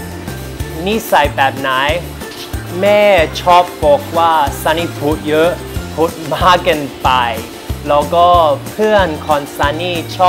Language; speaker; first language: Thai; non-native, learner; English